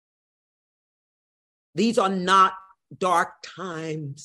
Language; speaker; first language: English; native; English